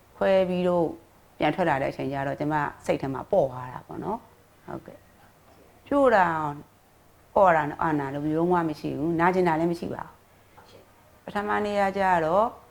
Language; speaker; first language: Burmese; native; Burmese